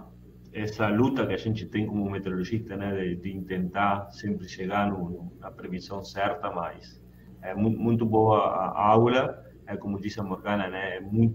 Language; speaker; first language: Portuguese; non-native, fluent; Spanish